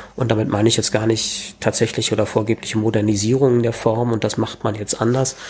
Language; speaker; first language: German; native; German